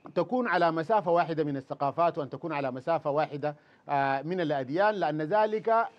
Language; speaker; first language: Arabic; native; Arabic